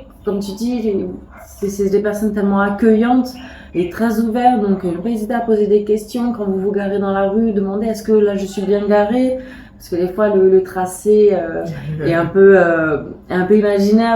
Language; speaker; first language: French; native; French